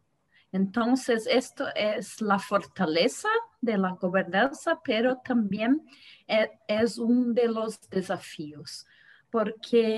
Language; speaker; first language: Spanish; non-native, fluent; Portuguese